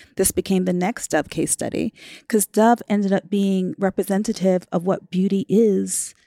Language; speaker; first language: English; native; English